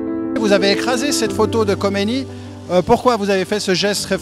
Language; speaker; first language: French; native; French